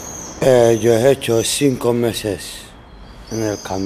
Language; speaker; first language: Spanish; non-native, learner; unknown